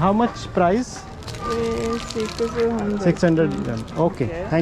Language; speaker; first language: English; non-native, learner; Punjabi